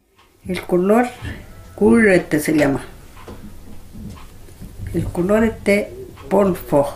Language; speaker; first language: Spanish; non-native, local second language; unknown